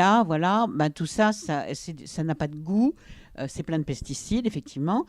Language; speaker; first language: French; native; French